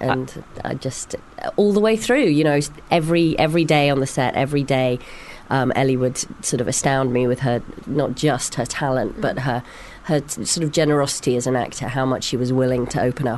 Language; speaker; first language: English; native; English